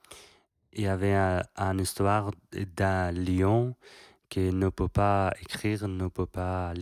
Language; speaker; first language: French; non-native, learner; Persian